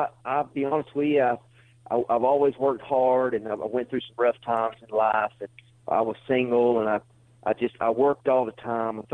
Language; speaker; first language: English; native; English